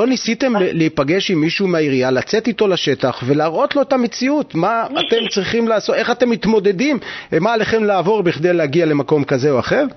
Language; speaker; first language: Hebrew; native; Hebrew